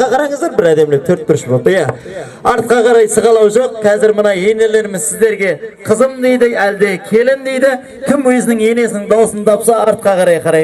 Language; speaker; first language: Kazakh; native; Kazakh